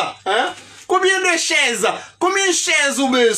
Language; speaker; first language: French; non-native, local second language; Haitian Creole